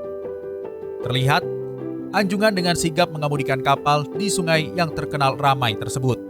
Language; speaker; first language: Indonesian; native; Indonesian